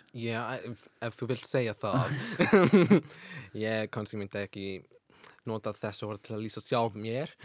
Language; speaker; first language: Icelandic; non-native, fluent; English